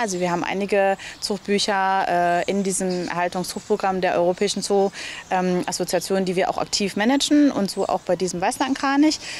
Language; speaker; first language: German; native; German